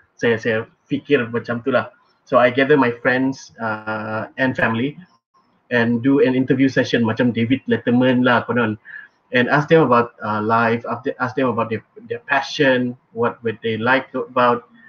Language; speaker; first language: English; non-native, local second language; Malay